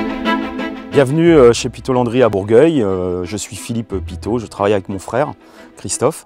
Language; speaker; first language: French; native; French